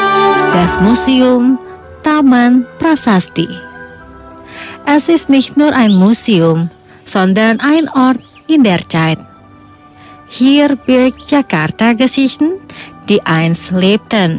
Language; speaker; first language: German; non-native, fluent; Indonesian